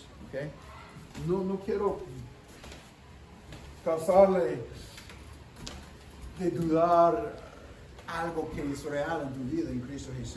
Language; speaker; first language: Spanish; non-native, fluent; English